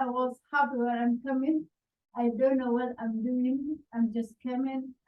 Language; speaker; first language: English; non-native, learner; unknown